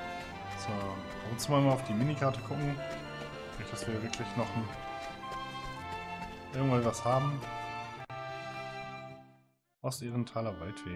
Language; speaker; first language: German; native; German